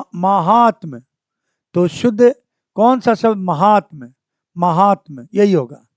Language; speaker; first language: Hindi; native; Hindi